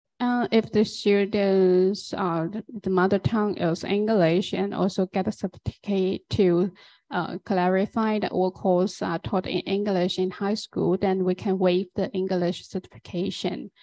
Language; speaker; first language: English; non-native, fluent; Chinese